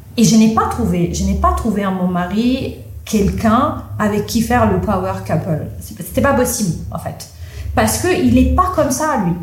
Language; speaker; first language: French; non-native, fluent; Italian